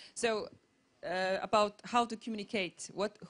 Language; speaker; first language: English; non-native, fluent; Latvian